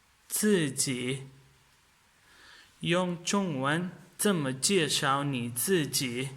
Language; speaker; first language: Chinese; non-native, fluent; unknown